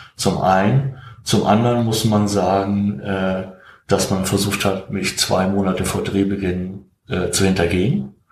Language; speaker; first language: German; native; German